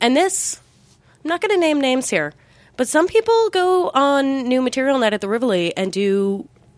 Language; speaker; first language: English; native; English